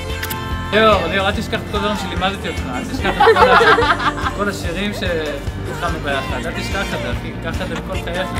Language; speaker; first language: Hebrew; native; Hebrew